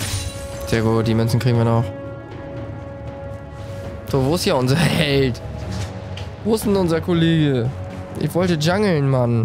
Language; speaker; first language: German; native; German